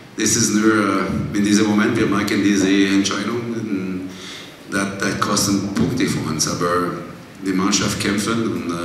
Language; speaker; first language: German; non-native, learner; English